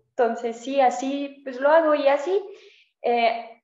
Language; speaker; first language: Spanish; non-native, fluent; French